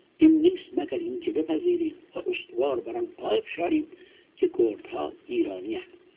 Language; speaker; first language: Persian; non-native, local second language; Kurdish